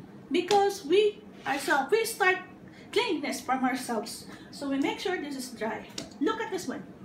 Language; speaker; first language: English; non-native, local second language; Filipino